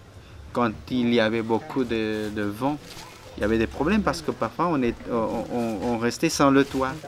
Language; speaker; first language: French; non-native, fluent; Spanish